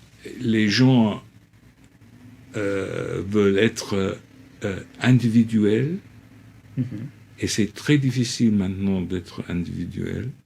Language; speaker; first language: French; non-native, fluent; English